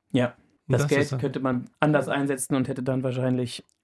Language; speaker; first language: German; native; German